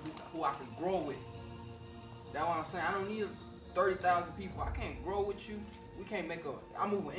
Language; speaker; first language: English; non-native, fluent; Haitian Creole